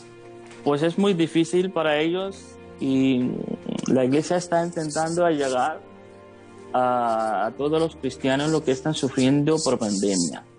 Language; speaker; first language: Spanish; non-native, fluent; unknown